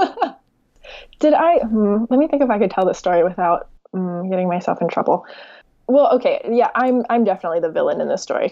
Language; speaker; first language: English; native; English